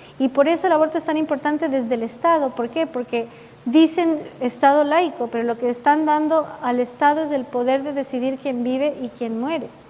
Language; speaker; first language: Spanish; early bilingual, heritage; Spanish